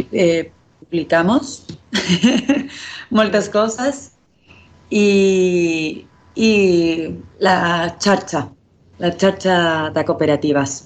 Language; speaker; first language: Catalan; non-native, fluent; Spanish